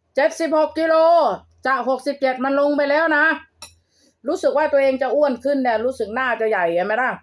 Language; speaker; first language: Thai; native; Thai